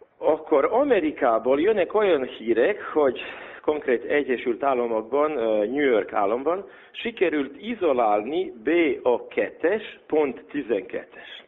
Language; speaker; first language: Hungarian; non-native, local second language; Serbian